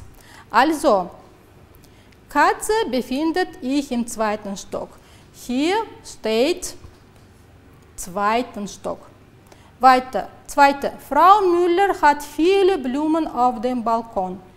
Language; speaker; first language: German; non-native, fluent; Uzbek